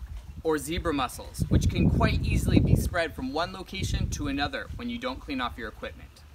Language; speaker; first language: English; native; English